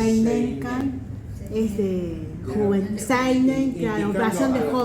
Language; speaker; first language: Spanish; native; Spanish